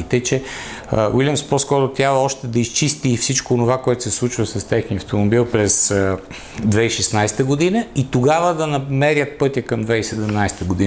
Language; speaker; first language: Bulgarian; native; Bulgarian